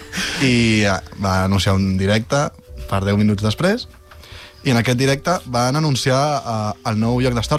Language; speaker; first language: Catalan; native; Catalan